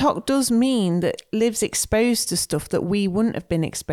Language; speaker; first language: English; native; English